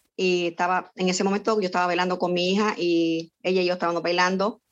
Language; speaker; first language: Spanish; native; Spanish